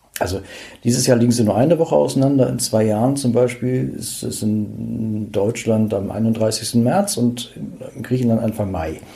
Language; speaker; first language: German; native; German